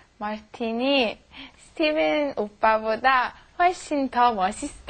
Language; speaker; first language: Korean; non-native, learner; Italian